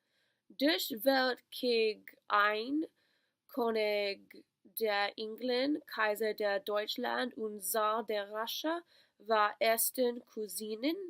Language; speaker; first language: German; non-native, learner; English